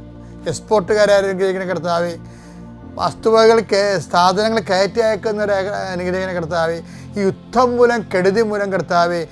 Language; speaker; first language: Malayalam; native; Malayalam